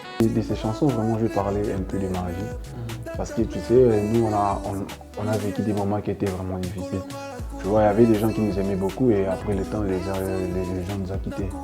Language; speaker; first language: French; non-native, local second language; Lingala